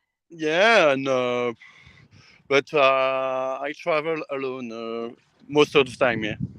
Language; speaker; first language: English; non-native, learner; French